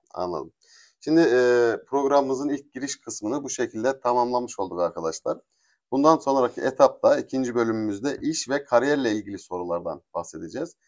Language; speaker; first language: Turkish; native; Turkish